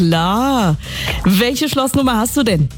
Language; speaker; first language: German; native; German